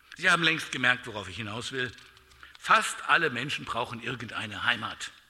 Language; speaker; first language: German; native; German